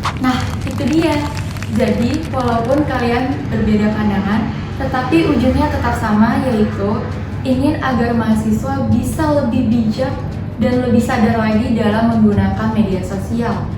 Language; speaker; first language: Indonesian; native; Indonesian